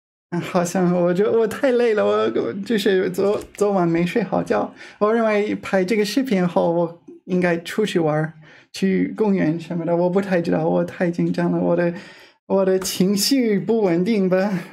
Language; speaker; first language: Chinese; non-native, fluent; English